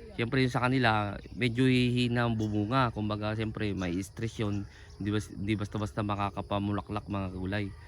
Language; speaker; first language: Filipino; native; Filipino